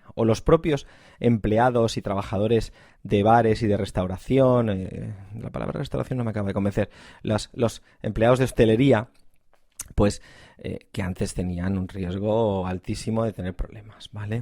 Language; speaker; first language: Spanish; native; Spanish